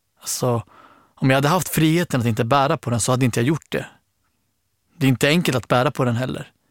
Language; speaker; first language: Swedish; early bilingual, other home language; Arabic